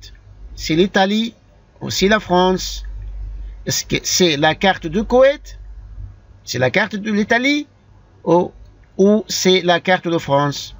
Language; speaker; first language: French; non-native, fluent; Arabic